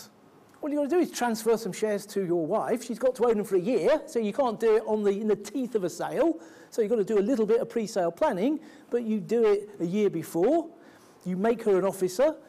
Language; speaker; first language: English; native; English